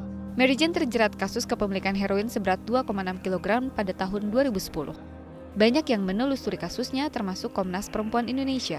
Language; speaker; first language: Indonesian; native; Indonesian